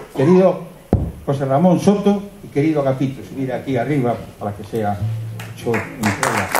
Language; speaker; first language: Spanish; non-native, local second language; Galician